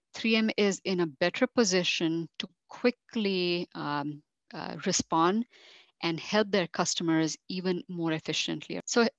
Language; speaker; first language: English; non-native, local second language; Marathi